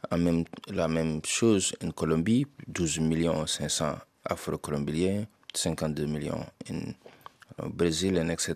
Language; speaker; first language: French; non-native, local second language; Wolof